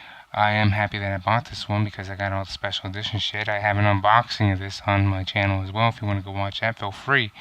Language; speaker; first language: English; native; English